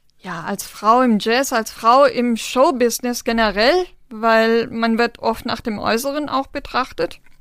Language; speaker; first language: German; non-native, local second language; Romany